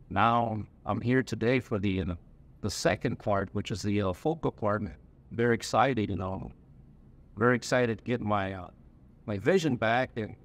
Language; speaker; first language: English; native; English